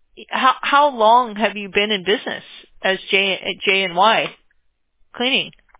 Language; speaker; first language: English; native; English